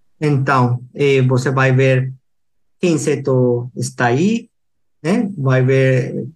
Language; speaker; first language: Portuguese; non-native, fluent; Spanish